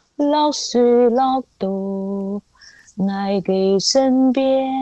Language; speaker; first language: Chinese; non-native, local second language; Hakka Chinese